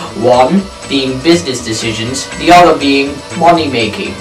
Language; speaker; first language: English; native; English